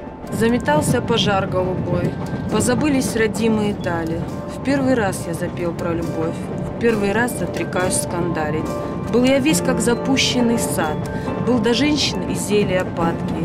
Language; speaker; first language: Russian; native; Russian